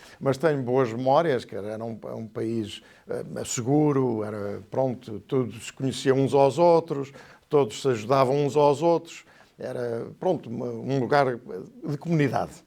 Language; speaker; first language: Portuguese; native; Portuguese